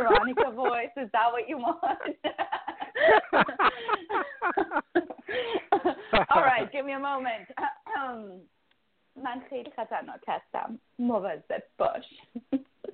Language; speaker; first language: English; non-native, fluent; Swiss German